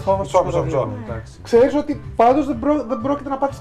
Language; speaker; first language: Greek; native; Greek